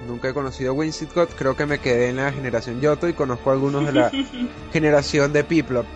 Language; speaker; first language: Spanish; native; Spanish